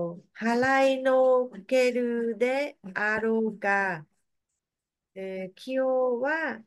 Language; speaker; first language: Japanese; non-native, learner; Vietnamese